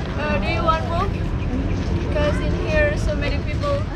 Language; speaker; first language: English; non-native, learner; Korean